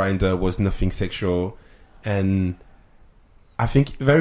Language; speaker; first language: English; non-native, fluent; French